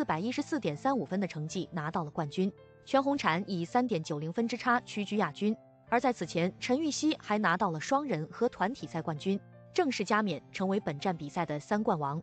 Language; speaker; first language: Chinese; native; Chinese